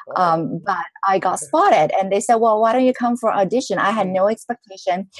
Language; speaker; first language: English; non-native, local second language; Cantonese